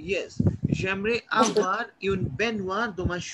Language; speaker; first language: French; non-native, learner; Hindi